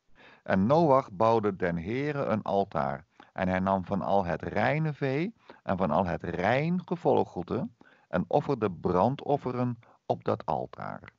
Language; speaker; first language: Dutch; native; Dutch